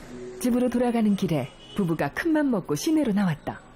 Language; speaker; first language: Korean; native; Korean